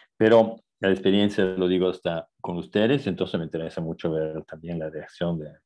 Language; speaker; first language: Spanish; non-native, fluent; Italian